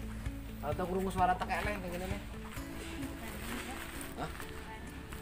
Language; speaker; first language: Indonesian; non-native, local second language; Javanese